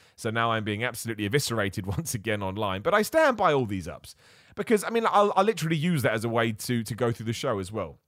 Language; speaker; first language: English; native; English